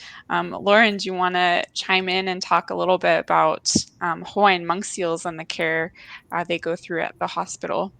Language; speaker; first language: English; native; English